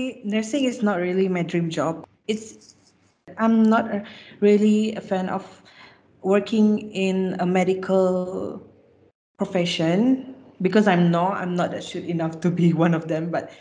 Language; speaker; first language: English; non-native, local second language; Malay